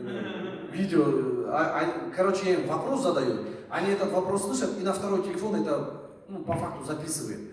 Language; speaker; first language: Russian; non-native, local second language; Kyrgyz